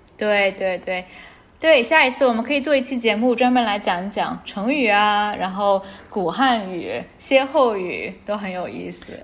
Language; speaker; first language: Chinese; native; Chinese